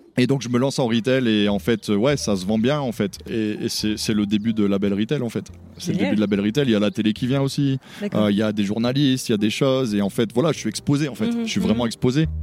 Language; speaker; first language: French; native; French